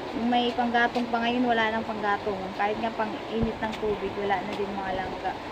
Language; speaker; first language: Filipino; non-native, local second language; Waray